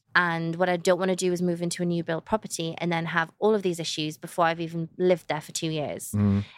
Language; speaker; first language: English; native; English